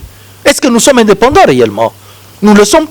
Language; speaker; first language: French; non-native, local second language; Lingala